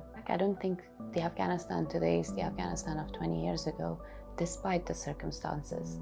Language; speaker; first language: English; early bilingual, other home language; Persian